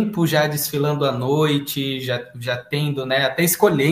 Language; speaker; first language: Portuguese; native; Portuguese